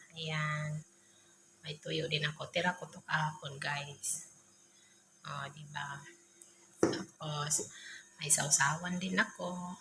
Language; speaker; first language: Filipino; non-native, local second language; Cebuano